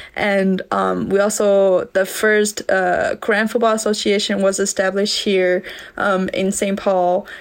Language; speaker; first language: English; early bilingual, other home language; S'gaw Karen